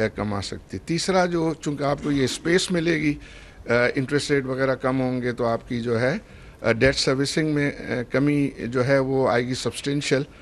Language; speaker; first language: Urdu; native; Urdu